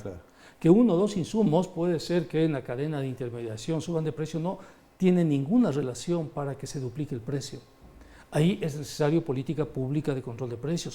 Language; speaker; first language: Spanish; native; Spanish